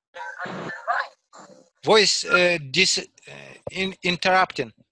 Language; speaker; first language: English; non-native, learner; Russian